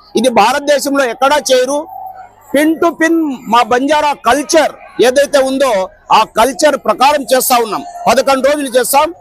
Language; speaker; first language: Telugu; non-native, local second language; Lambadi